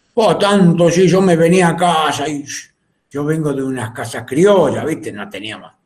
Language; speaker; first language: Spanish; native; Spanish